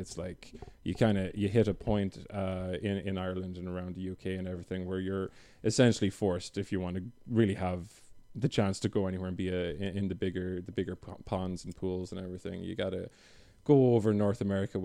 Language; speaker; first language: English; native; English